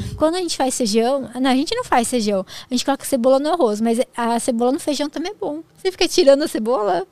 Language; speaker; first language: Portuguese; native; Portuguese